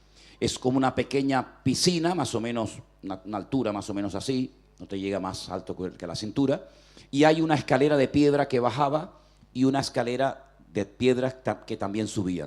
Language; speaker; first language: Spanish; native; Spanish